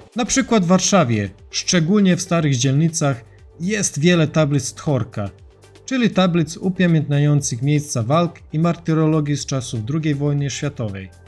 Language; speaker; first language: Polish; non-native, fluent; Serbian